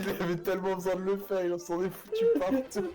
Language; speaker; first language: French; native; French